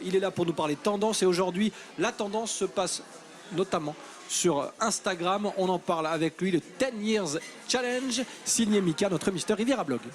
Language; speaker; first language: French; native; French